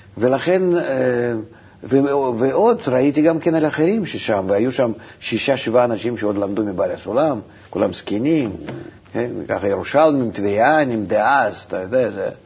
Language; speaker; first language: Hebrew; non-native, fluent; Russian